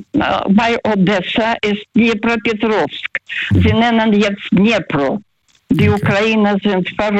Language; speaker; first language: German; non-native, fluent; Russian